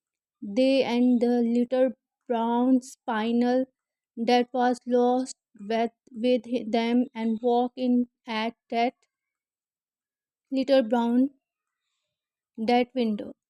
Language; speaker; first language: English; non-native, learner; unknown